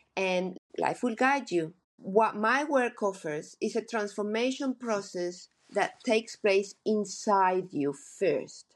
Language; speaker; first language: English; non-native, fluent; Spanish